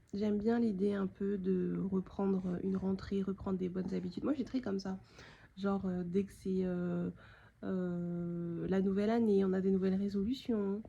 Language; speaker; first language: French; native; French